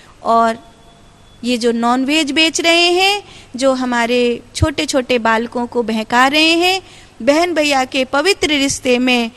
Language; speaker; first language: Hindi; native; Hindi